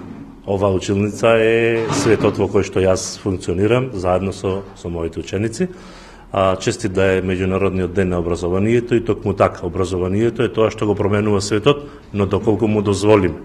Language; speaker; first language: Macedonian; native; Macedonian